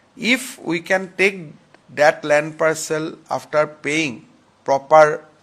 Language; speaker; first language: English; non-native, local second language; Assamese